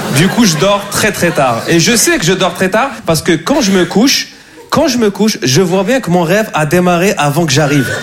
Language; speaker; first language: French; native; French